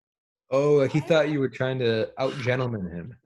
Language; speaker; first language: English; native; English